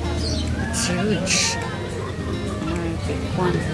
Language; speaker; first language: English; non-native, local second language; Filipino